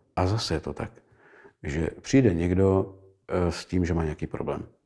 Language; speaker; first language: Czech; native; Czech